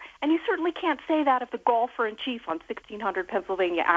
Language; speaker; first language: English; native; English